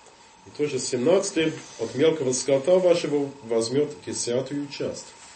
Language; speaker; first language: Russian; non-native, fluent; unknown